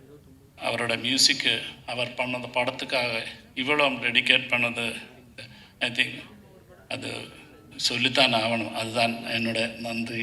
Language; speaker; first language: Tamil; non-native, learner; Malayalam